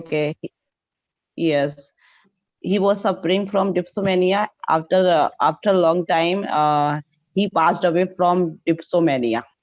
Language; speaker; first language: English; non-native, learner; Hindi